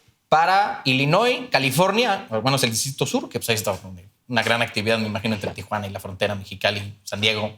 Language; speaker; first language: Spanish; native; Spanish